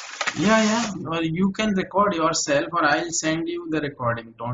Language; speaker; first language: English; native; English